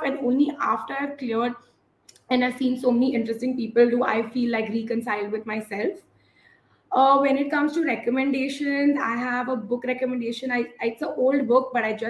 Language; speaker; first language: English; non-native, local second language; Gujarati